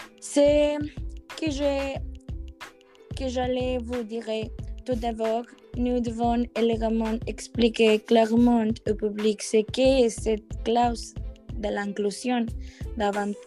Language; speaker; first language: French; non-native, learner; Spanish